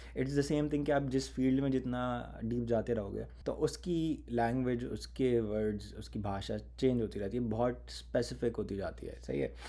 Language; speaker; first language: Urdu; native; Urdu